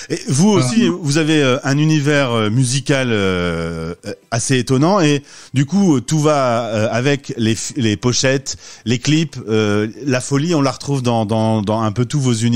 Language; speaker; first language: French; native; French